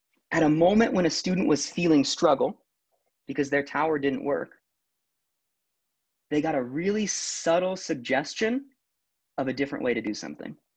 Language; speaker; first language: English; native; English